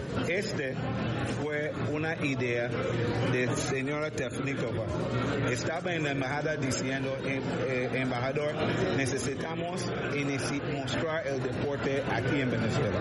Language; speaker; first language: Spanish; non-native, learner; English